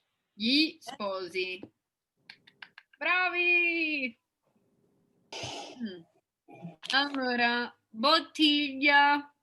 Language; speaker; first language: Italian; non-native, fluent; English